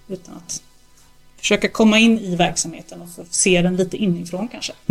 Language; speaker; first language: Swedish; native; Swedish